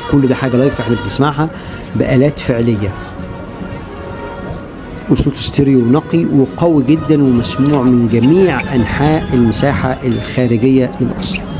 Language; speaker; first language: Arabic; native; Arabic